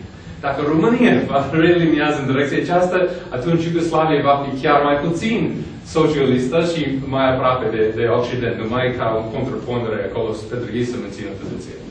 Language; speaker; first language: Romanian; non-native, fluent; English